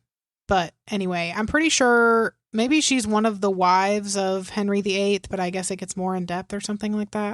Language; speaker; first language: English; native; English